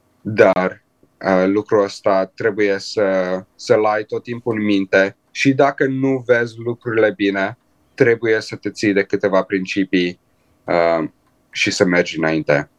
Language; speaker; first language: Romanian; early bilingual, heritage; Romanian